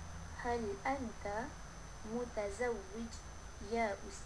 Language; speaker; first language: Arabic; non-native, learner; Malay